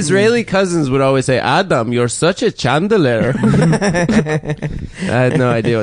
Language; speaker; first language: English; native; English